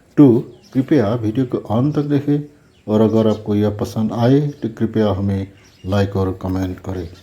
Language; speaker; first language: Hindi; non-native, local second language; Assamese